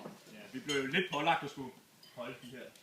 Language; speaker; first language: Danish; native; Danish